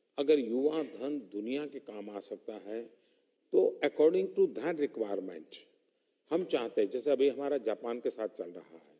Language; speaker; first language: Hindi; non-native, local second language; Gujarati